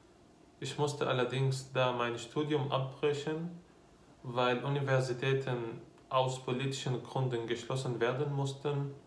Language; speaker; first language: German; non-native, fluent; Arabic